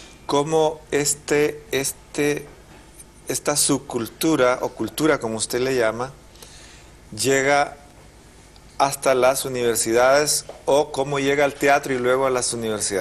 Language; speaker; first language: Spanish; native; Spanish